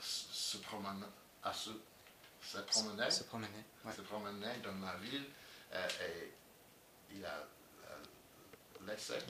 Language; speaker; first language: French; non-native, learner; English